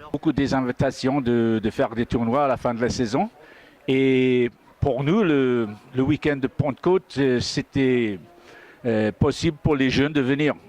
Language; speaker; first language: French; non-native, fluent; English